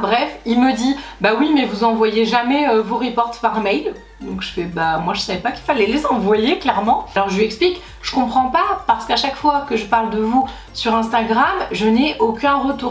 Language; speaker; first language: French; native; French